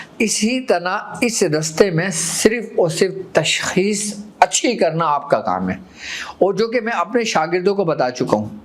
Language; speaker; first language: Urdu; native; Urdu